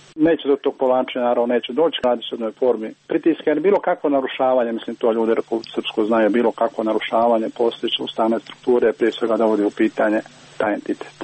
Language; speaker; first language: Croatian; native; Croatian